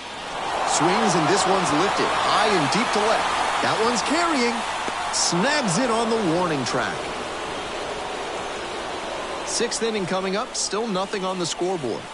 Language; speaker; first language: English; native; English